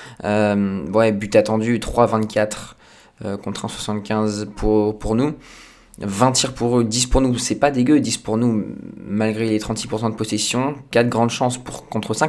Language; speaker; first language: French; native; French